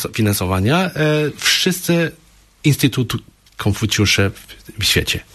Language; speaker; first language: Polish; non-native, learner; Chinese